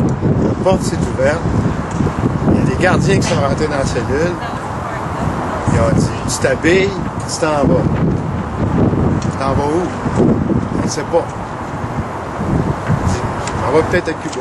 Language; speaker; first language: French; native; French